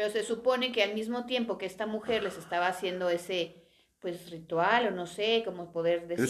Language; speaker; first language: Spanish; native; Spanish